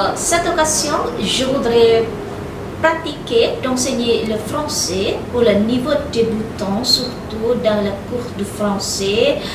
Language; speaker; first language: French; non-native, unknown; Indonesian